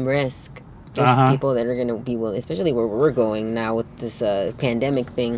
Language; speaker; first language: English; early bilingual, other home language; Spanish